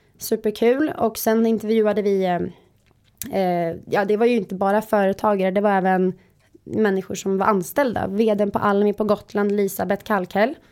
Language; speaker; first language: Swedish; native; Swedish